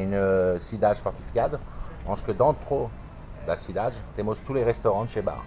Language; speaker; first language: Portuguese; non-native, fluent; French